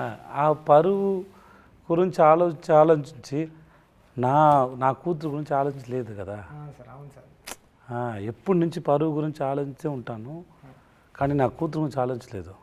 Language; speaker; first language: Telugu; non-native, local second language; Tamil